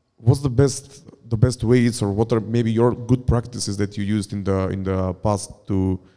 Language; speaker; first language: English; non-native, fluent; Macedonian